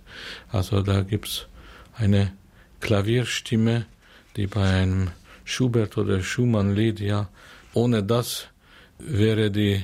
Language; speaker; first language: German; non-native, fluent; Hungarian